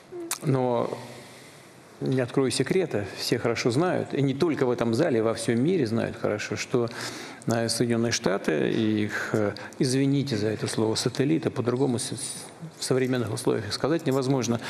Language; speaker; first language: Russian; native; Russian